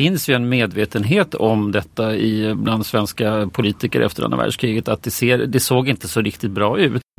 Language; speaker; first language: Swedish; native; Swedish